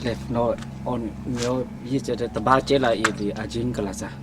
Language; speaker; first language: Russian; non-native, learner; Burmese